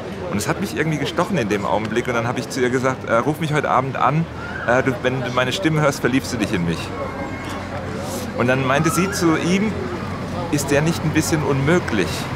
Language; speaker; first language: German; native; German